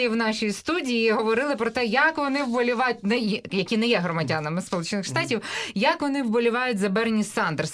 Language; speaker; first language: Ukrainian; native; Ukrainian